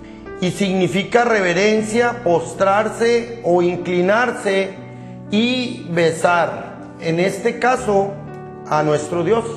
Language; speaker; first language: Spanish; native; Spanish